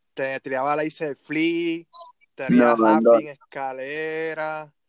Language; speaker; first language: Spanish; native; Spanish